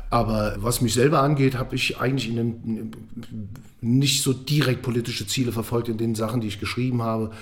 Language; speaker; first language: German; native; German